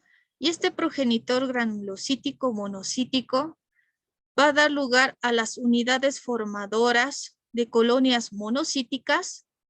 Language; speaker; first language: Spanish; native; Spanish